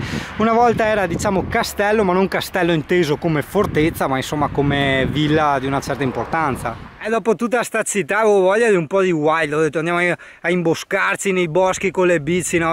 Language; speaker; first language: Italian; native; Italian